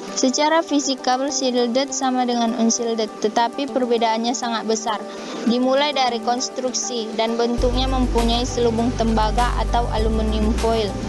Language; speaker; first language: Indonesian; native; Indonesian